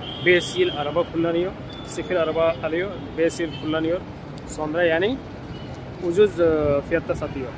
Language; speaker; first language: Turkish; non-native, fluent; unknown